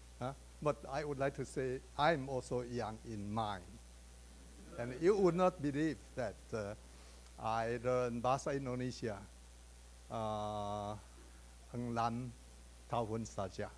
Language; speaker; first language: English; non-native, fluent; Chinese